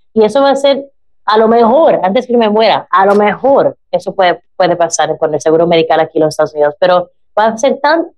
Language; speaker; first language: Spanish; early bilingual, heritage; Spanish